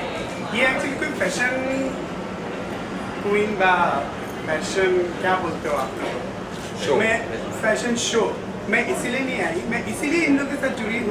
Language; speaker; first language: Hindi; non-native, local second language; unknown